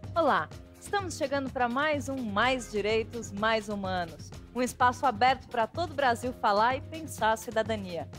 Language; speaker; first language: Portuguese; native; Portuguese